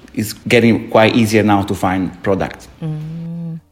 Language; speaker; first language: English; non-native, fluent; Italian